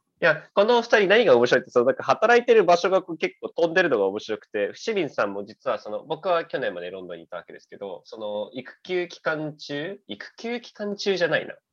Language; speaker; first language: Japanese; native; Japanese